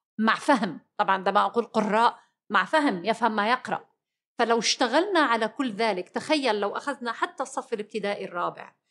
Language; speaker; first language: Arabic; native; Arabic